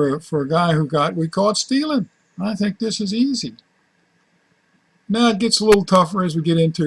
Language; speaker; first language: English; native; English